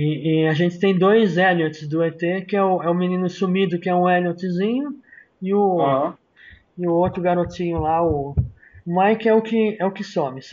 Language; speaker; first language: Portuguese; native; Portuguese